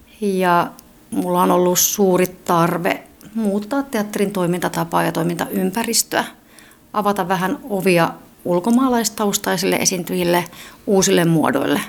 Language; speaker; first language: Finnish; native; Finnish